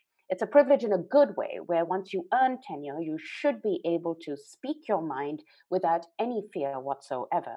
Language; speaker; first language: English; non-native, local second language; Urdu